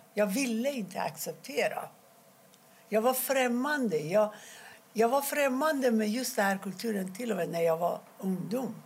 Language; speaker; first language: Swedish; non-native, fluent; Persian